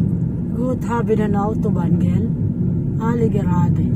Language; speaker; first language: German; non-native, learner; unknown